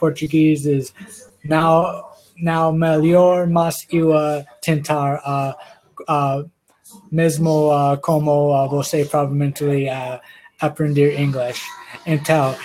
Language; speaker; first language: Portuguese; non-native, learner; English